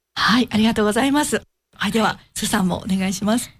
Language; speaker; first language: Japanese; native; Japanese